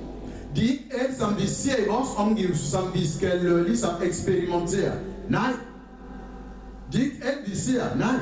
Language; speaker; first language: Danish; non-native, fluent; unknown